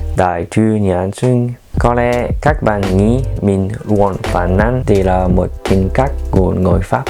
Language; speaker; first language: Vietnamese; non-native, learner; French